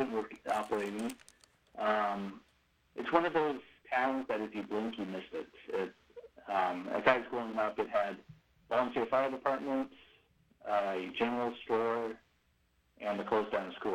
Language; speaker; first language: English; native; English